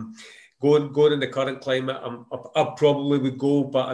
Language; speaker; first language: English; native; English